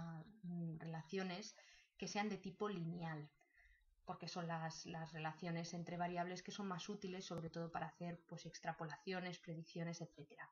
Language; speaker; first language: Spanish; native; Spanish